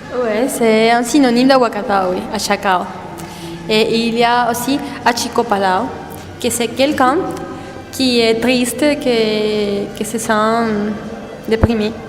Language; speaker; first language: French; non-native, learner; Spanish